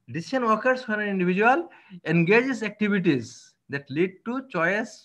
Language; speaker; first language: English; non-native, local second language; Bangla